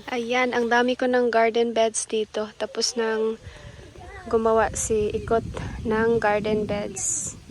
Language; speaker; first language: Filipino; native; Filipino